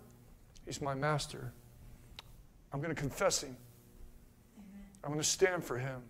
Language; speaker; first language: English; native; English